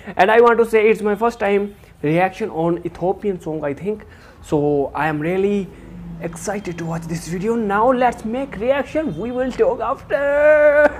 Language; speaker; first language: English; non-native, local second language; Hindi